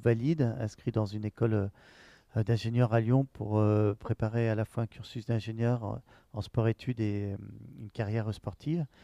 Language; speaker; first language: French; native; French